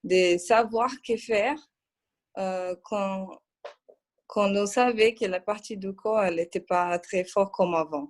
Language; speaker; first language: French; non-native, fluent; Portuguese